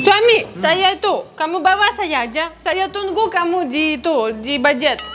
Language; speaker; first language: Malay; non-native, learner; Russian